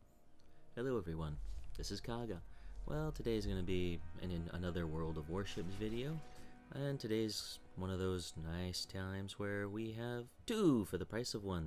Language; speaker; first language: English; native; English